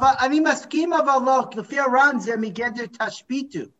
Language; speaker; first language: Hebrew; non-native, fluent; English